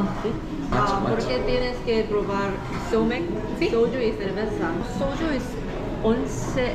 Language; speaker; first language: Spanish; non-native, learner; Korean